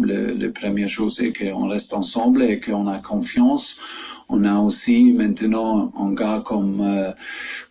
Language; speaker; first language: French; non-native, fluent; German